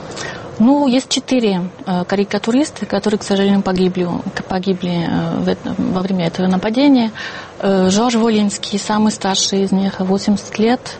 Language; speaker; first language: Russian; non-native, fluent; French